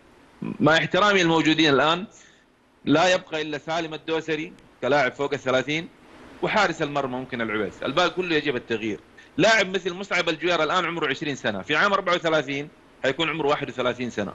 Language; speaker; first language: Arabic; native; Arabic